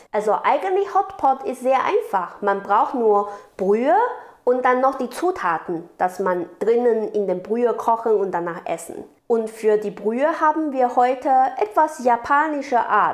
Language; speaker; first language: German; non-native, learner; Chinese